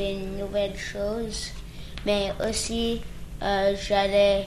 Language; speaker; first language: French; early bilingual, other home language; English